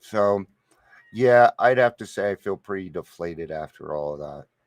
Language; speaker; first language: English; native; English